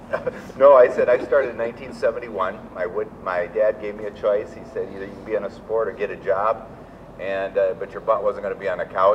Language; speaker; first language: English; native; English